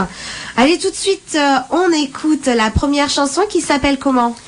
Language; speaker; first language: French; native; French